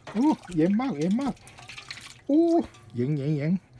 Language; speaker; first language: Thai; non-native, learner; Japanese